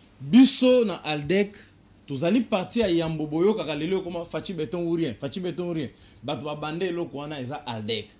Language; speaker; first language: Lingala; non-native, local second language; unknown